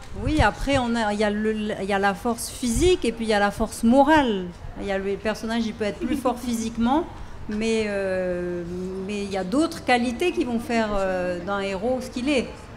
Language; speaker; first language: French; native; French